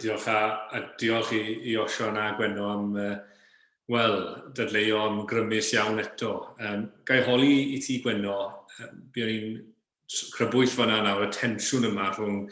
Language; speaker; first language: Welsh; native; Welsh